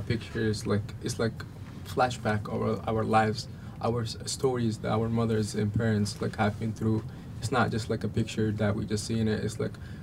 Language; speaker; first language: English; non-native, fluent; Arabic